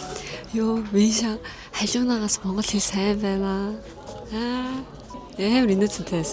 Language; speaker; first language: Mongolian; early bilingual, heritage; Korean